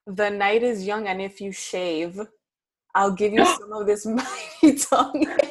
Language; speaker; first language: English; early bilingual, other home language; Spanish